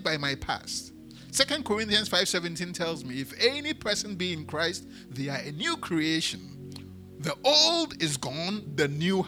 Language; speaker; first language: English; non-native, local second language; Akan